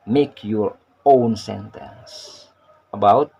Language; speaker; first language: English; non-native, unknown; Indonesian